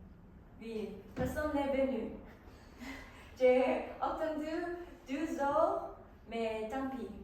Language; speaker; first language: French; non-native, learner; Korean